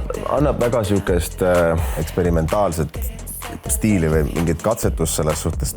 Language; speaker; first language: Estonian; native; Estonian